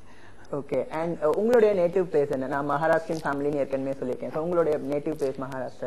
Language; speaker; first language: Tamil; native; Tamil